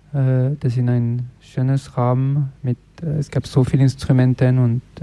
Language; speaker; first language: German; non-native, fluent; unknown